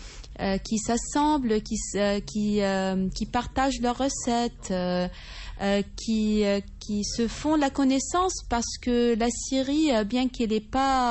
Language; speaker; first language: French; non-native, fluent; Arabic